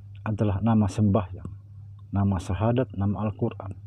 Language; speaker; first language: Indonesian; native; Indonesian